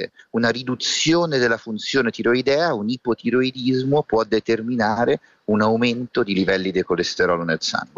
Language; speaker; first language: Italian; native; Italian